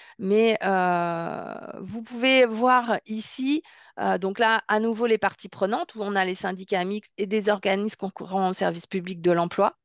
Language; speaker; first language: French; native; French